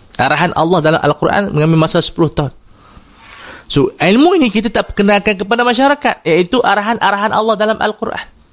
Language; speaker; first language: Malay; native; Malay